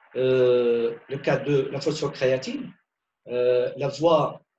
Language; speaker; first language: French; non-native, local second language; Arabic